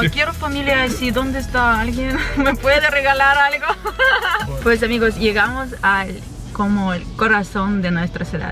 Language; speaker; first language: Spanish; non-native, fluent; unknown